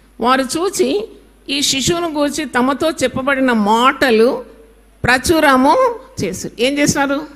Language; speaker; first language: Telugu; non-native, local second language; Malayalam